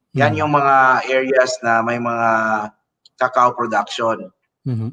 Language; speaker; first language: Filipino; non-native, local second language; Cebuano